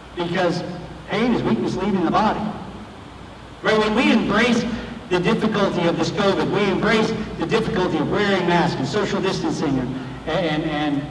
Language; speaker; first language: English; native; English